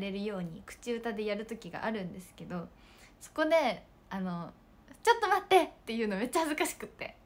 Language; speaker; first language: Japanese; native; Japanese